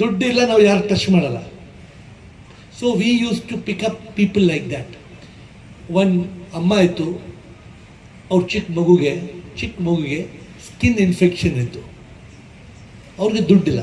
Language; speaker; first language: Kannada; non-native, local second language; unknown